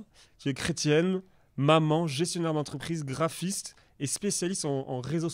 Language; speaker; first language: French; native; French